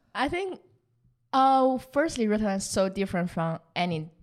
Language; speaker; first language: English; non-native, fluent; Chinese